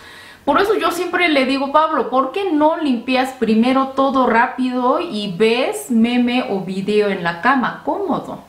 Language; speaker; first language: Spanish; non-native, fluent; Korean